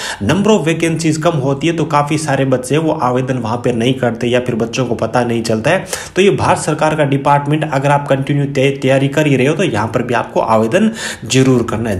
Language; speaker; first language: Hindi; native; Hindi